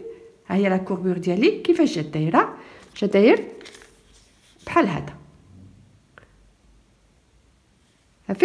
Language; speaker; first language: Arabic; native; Arabic